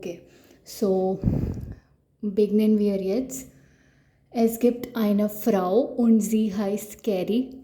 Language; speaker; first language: German; non-native, learner; Hindi